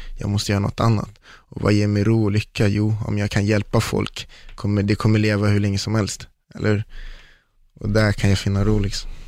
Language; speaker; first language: Swedish; early bilingual, other home language; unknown